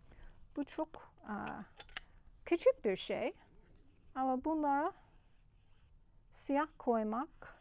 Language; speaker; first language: Turkish; non-native, fluent; English